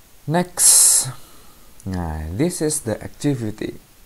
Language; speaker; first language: English; non-native, fluent; Indonesian